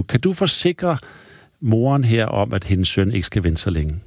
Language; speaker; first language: Danish; native; Danish